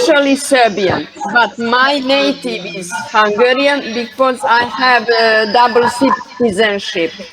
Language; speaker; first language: English; non-native, learner; Hungarian